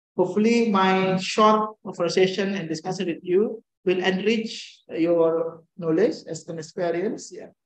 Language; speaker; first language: English; non-native, fluent; Indonesian